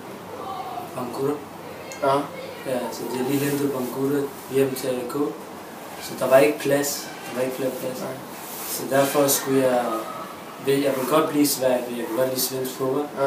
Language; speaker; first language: Danish; early bilingual, other home language; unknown